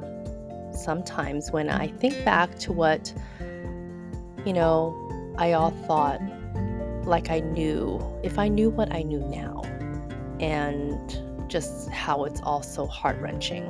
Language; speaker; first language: English; early bilingual, other home language; Chinese